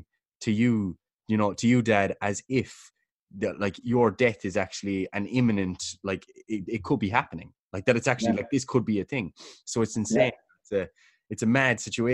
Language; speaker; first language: English; native; English